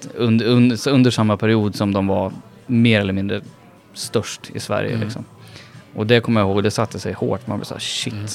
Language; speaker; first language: Swedish; native; Swedish